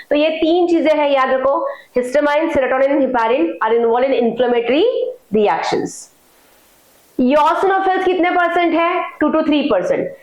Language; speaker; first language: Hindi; non-native, local second language; Marathi